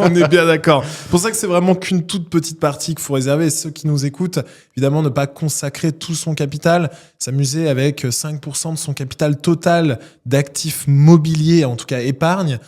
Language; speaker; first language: French; native; French